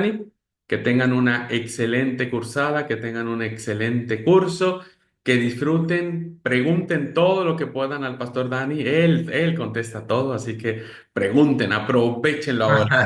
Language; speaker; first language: Spanish; native; Spanish